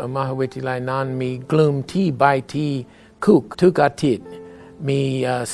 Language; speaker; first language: Thai; non-native, learner; English